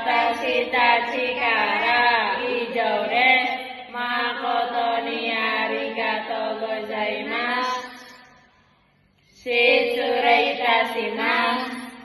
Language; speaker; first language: Japanese; non-native, learner; Indonesian